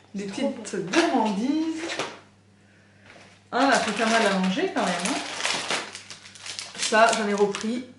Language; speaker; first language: French; native; French